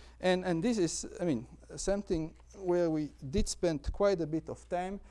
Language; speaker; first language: English; non-native, fluent; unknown